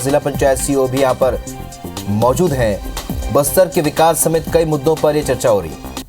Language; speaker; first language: Hindi; native; Hindi